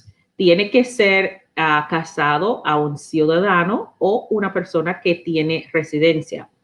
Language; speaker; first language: Spanish; non-native, learner; English